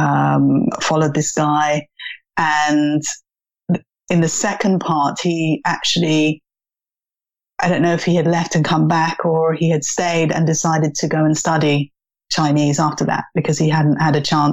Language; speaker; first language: English; native; English